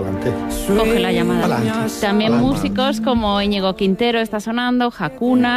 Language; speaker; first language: Spanish; native; Spanish